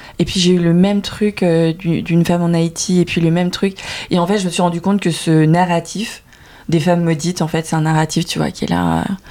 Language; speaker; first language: French; early bilingual, other home language; Vietnamese